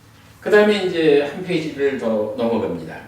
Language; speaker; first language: Korean; native; Korean